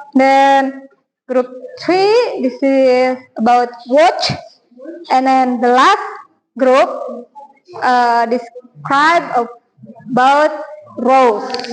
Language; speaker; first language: English; non-native, learner; Indonesian